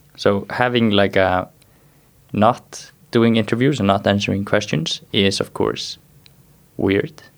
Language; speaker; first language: English; non-native, fluent; Icelandic